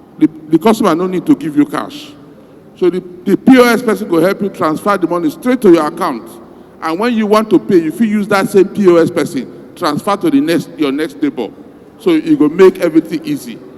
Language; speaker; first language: Nigerian Pidgin; non-native, local second language; Bini